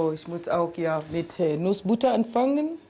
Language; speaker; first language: German; non-native, learner; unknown